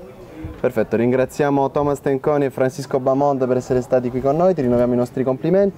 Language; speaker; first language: Italian; native; Italian